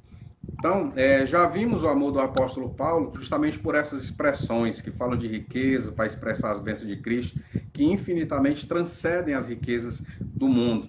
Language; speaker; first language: Portuguese; native; Portuguese